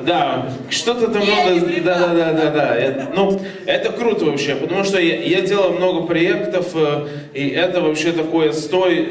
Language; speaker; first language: Russian; non-native, learner; Latvian